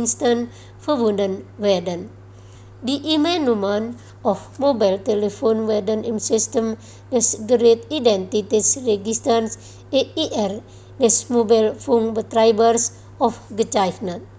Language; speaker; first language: German; non-native, fluent; Indonesian